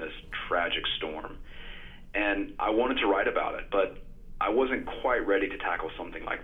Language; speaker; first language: English; native; English